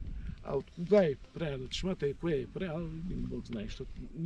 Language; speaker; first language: Bulgarian; non-native, local second language; Turkish